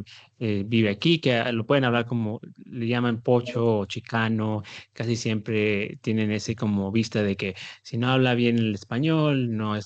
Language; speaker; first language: Spanish; early bilingual, heritage; Spanish